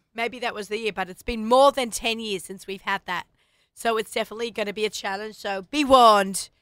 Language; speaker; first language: English; native; English